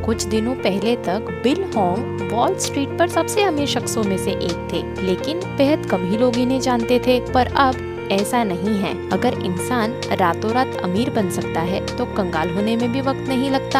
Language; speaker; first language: Hindi; native; Hindi